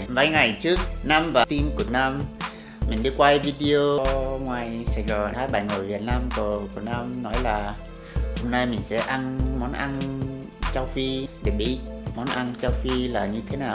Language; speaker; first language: Vietnamese; non-native, fluent; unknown